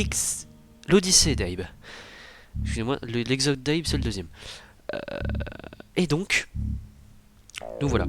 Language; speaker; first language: French; native; French